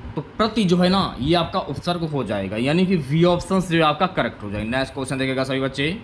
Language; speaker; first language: Hindi; native; Hindi